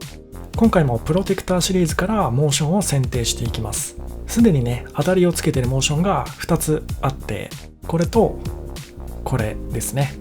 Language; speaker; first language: Japanese; native; Japanese